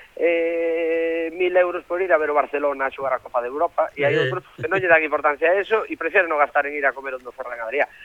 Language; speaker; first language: Galician; native; Galician